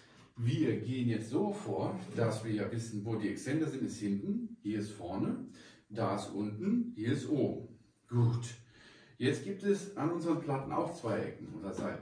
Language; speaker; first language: German; native; German